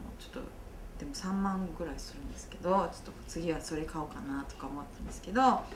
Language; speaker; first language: Japanese; native; Japanese